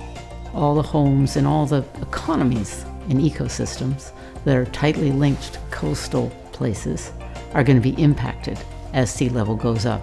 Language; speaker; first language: English; native; English